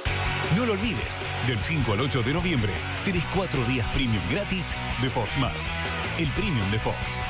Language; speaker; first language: Spanish; native; Spanish